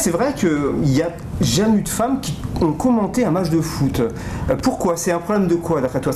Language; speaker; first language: French; native; French